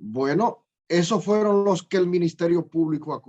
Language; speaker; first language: Spanish; native; Spanish